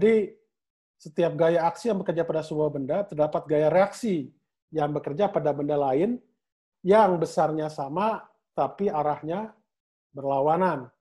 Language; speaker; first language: Indonesian; native; Indonesian